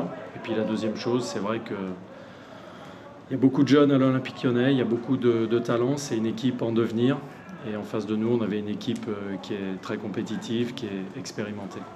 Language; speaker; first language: French; native; French